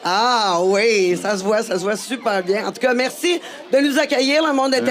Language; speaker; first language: French; native; French